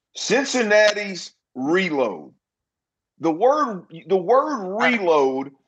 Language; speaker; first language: English; native; English